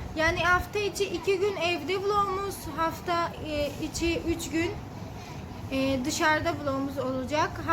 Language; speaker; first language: Turkish; native; Turkish